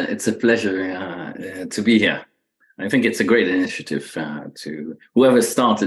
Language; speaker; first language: English; non-native, fluent; Dutch